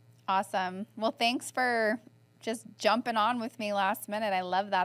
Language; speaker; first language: English; native; English